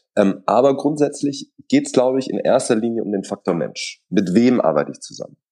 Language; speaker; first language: German; native; German